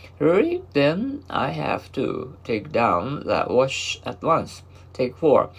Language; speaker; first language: English; non-native, fluent; Japanese